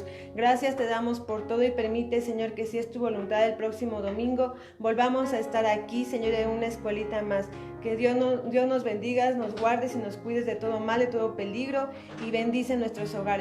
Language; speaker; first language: Spanish; native; Spanish